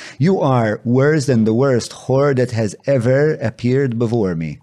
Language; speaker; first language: English; non-native, local second language; Maltese